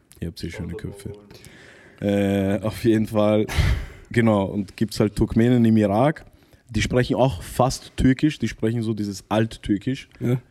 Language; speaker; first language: German; early bilingual, other home language; Arabic